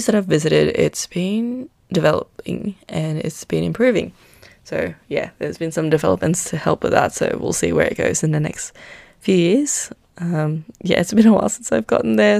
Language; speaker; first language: English; non-native, local second language; Filipino